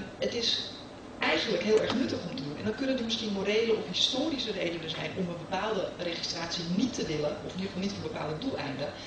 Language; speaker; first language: Dutch; early bilingual, other home language; Serbian